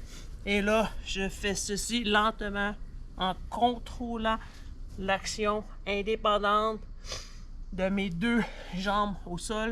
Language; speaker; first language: French; native; French